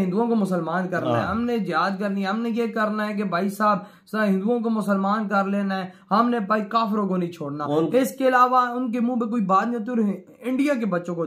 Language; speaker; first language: Urdu; non-native, local second language; Punjabi